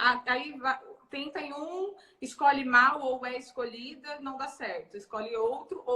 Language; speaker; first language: Portuguese; native; Portuguese